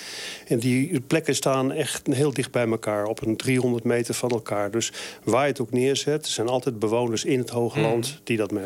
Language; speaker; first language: Dutch; native; Dutch